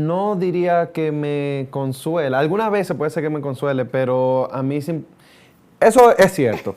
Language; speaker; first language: Spanish; native; Spanish